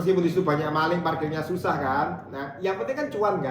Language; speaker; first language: Indonesian; native; Indonesian